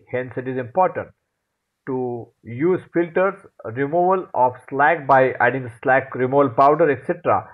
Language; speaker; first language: English; non-native, local second language; Marathi